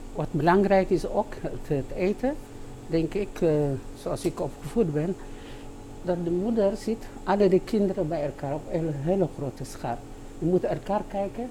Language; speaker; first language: Dutch; non-native, learner; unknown